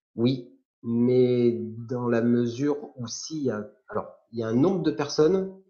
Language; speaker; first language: French; native; French